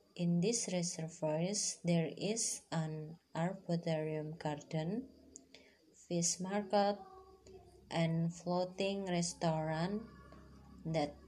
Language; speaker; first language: English; non-native, fluent; Indonesian